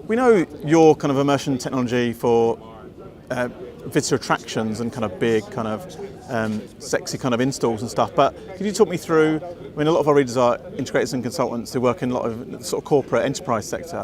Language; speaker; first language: English; native; English